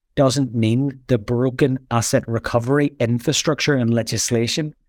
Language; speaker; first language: English; native; English